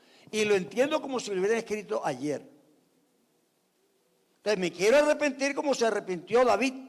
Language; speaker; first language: Spanish; native; Spanish